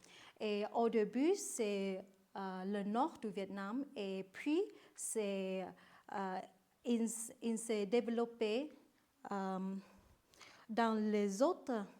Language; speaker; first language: French; non-native, learner; Vietnamese